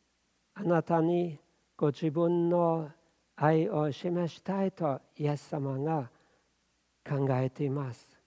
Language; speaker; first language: Japanese; non-native, fluent; German